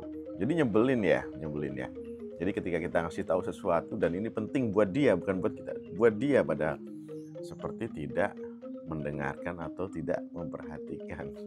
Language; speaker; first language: Indonesian; native; Indonesian